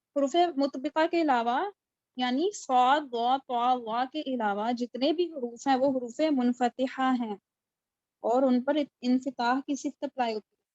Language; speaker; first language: Urdu; native; Urdu